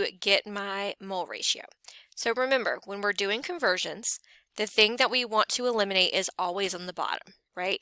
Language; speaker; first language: English; native; English